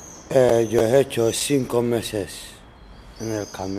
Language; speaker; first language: Spanish; non-native, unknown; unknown